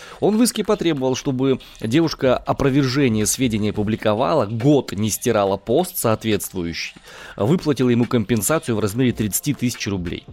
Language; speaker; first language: Russian; native; Russian